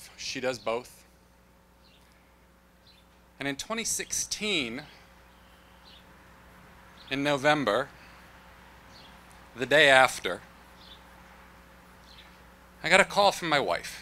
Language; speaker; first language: English; native; English